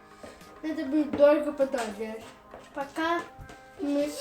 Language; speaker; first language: Russian; early bilingual, heritage; Russian